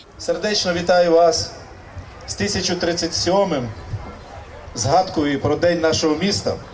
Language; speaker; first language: Ukrainian; native; Ukrainian